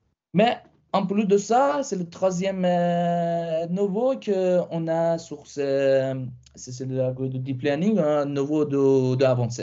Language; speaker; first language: French; non-native, fluent; Persian